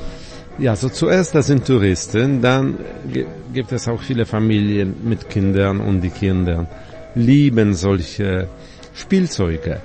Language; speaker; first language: German; non-native, fluent; Polish